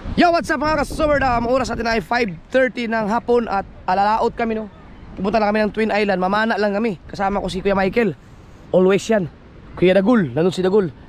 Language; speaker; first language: Filipino; non-native, local second language; Cebuano